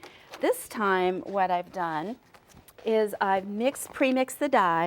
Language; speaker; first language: English; native; English